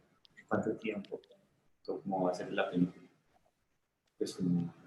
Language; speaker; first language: Spanish; native; Spanish